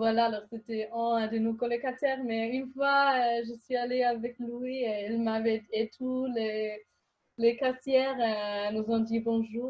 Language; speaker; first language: French; non-native, fluent; German